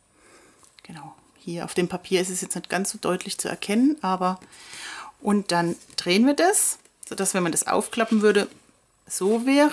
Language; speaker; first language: German; native; German